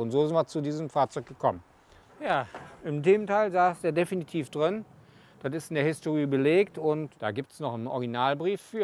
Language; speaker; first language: German; native; German